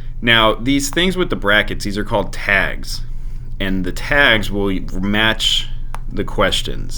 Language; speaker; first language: English; native; English